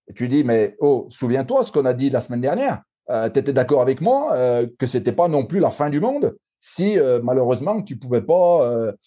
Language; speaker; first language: French; native; French